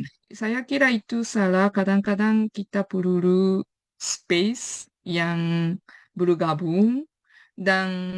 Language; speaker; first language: Indonesian; non-native, fluent; Japanese